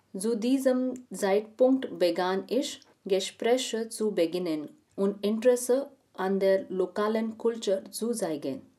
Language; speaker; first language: German; non-native, learner; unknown